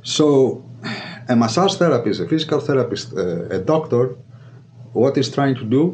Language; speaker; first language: English; non-native, fluent; Greek